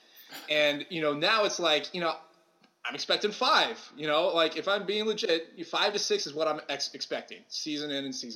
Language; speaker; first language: English; native; English